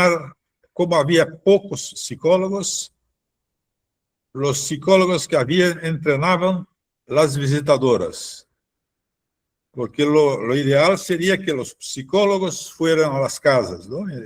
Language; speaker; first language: Spanish; non-native, fluent; Portuguese